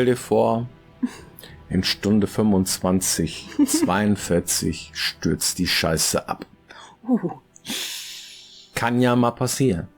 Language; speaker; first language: German; native; German